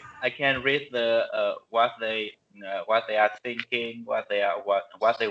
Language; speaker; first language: English; non-native, learner; Vietnamese